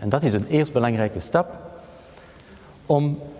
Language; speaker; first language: Dutch; non-native, local second language; French